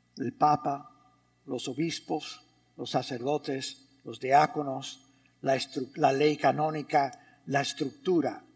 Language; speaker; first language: Spanish; early bilingual, heritage; Spanish